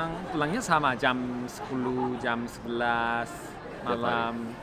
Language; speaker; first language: Indonesian; non-native, learner; Korean